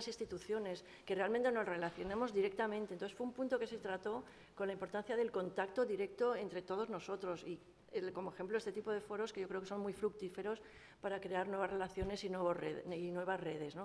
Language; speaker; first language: Spanish; native; Spanish